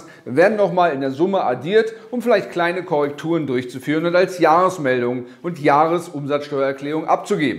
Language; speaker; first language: German; native; German